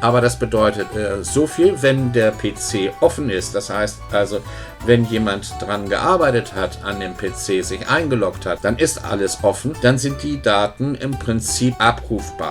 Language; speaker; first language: German; native; German